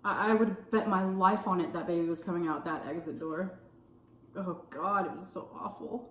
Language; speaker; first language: English; native; English